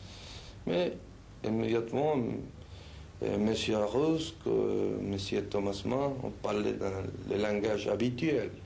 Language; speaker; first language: French; non-native, fluent; Spanish